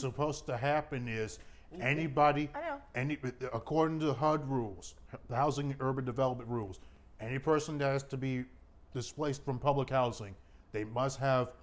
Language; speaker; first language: English; native; English